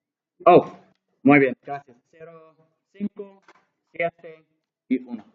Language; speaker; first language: Spanish; non-native, learner; English